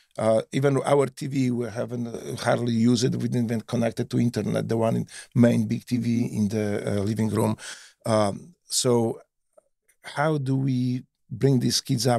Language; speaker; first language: English; non-native, fluent; Polish